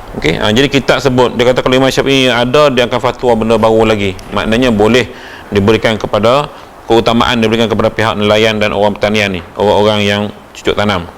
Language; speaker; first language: Malay; native; Malay